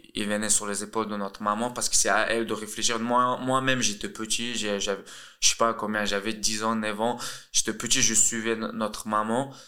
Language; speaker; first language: French; early bilingual, other home language; Russian